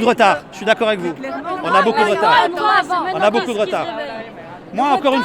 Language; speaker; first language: French; native; French